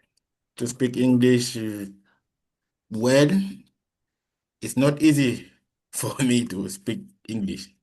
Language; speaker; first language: English; non-native, learner; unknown